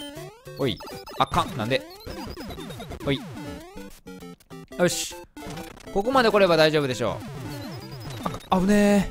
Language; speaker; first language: Japanese; native; Japanese